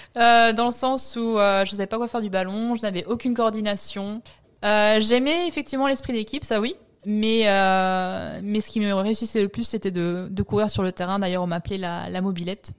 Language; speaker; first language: French; early bilingual, other home language; Italian